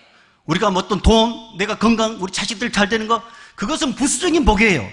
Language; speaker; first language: Korean; native; Korean